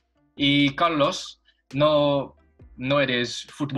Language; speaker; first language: Spanish; non-native, learner; English